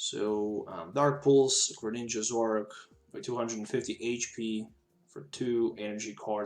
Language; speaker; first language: English; non-native, fluent; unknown